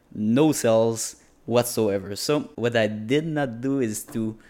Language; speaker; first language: English; non-native, fluent; French